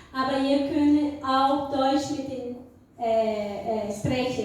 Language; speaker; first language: German; non-native, fluent; Portuguese